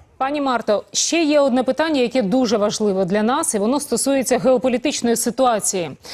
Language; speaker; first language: Ukrainian; native; Ukrainian